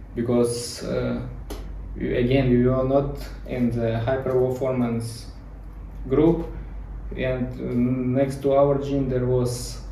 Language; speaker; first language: English; non-native, learner; Ukrainian